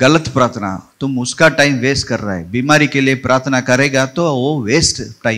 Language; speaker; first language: Hindi; non-native, local second language; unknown